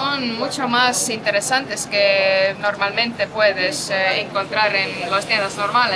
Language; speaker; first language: Spanish; non-native, fluent; Portuguese